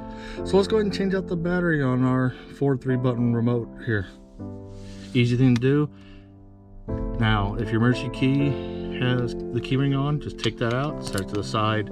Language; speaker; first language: English; native; English